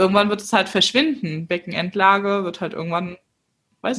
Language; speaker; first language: German; native; German